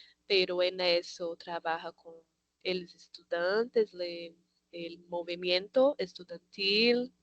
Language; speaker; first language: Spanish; non-native, learner; Portuguese